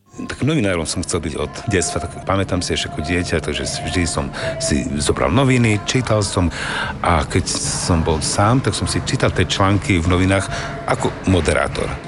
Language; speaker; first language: Slovak; non-native, local second language; Romany